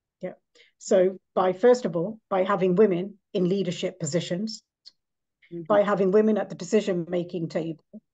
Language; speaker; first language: English; native; English